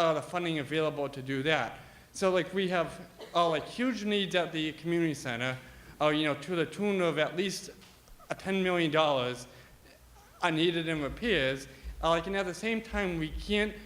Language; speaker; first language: English; native; English